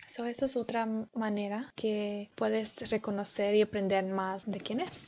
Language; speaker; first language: Spanish; early bilingual, heritage; Spanish